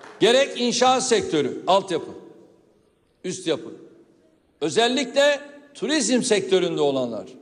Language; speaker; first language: Turkish; native; Turkish